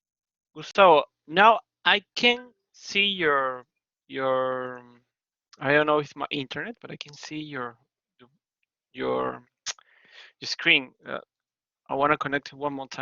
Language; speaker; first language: English; non-native, learner; Spanish